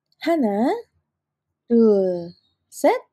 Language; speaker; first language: Korean; non-native, fluent; Indonesian